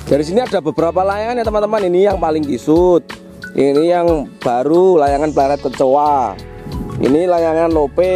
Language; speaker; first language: Indonesian; non-native, local second language; Javanese